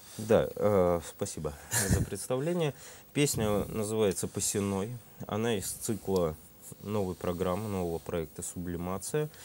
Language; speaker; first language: Russian; native; Russian